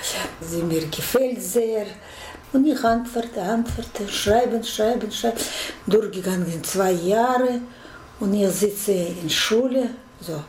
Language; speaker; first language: German; non-native, learner; Russian